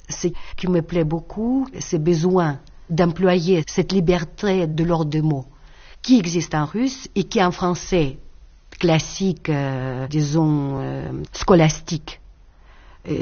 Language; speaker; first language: French; non-native, fluent; Russian